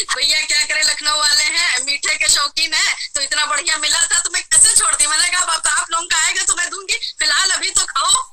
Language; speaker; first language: Hindi; native; Hindi